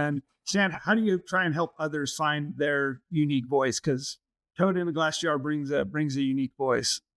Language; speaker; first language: English; native; English